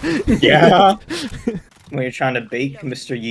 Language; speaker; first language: English; native; English